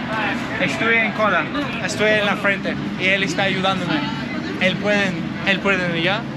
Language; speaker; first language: Spanish; non-native, learner; English